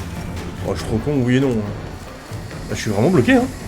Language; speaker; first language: French; native; French